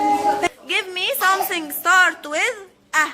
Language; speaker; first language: English; non-native, learner; Arabic